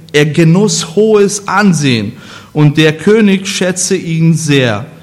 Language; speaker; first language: German; non-native, learner; Portuguese